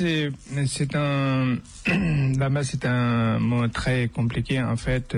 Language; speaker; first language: French; non-native, fluent; Tibetan